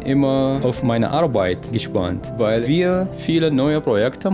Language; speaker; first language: German; non-native, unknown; Arabic